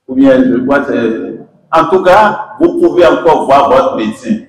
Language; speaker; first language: French; non-native, local second language; Yoruba